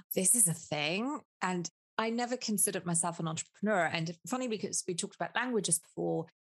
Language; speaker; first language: English; early bilingual, other home language; Spanish